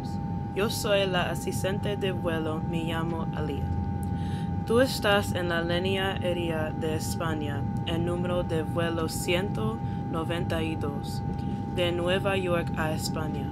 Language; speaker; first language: Spanish; non-native, learner; English